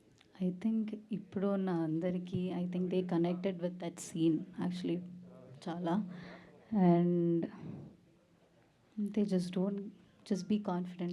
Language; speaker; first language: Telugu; non-native, learner; Malayalam